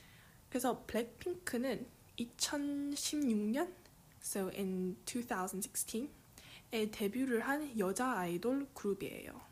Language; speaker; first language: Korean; early bilingual, heritage; Korean